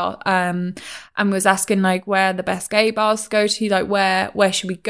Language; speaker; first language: English; native; English